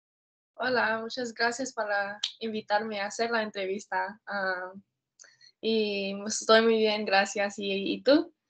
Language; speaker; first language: Spanish; early bilingual, heritage; Spanish